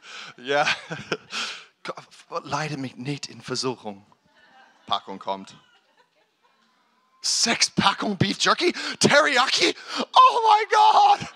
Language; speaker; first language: German; non-native, learner; English